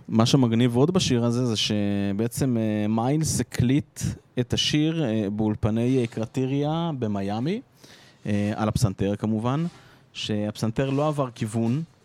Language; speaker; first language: Hebrew; native; Hebrew